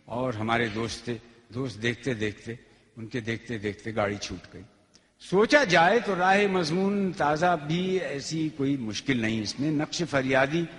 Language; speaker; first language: Urdu; native; Urdu